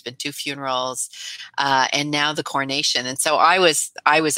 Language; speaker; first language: English; native; English